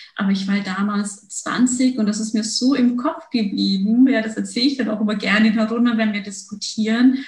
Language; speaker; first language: German; early bilingual, other home language; Turkish